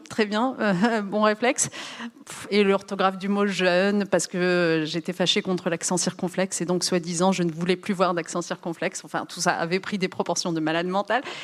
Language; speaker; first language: French; early bilingual, other home language; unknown